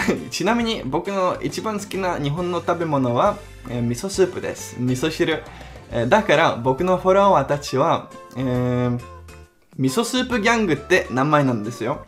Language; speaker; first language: Japanese; non-native, fluent; Czech